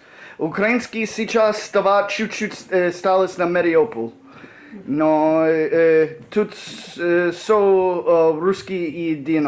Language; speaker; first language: Russian; non-native, learner; English